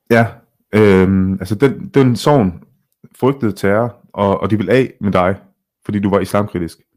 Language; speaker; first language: Danish; early bilingual, other home language; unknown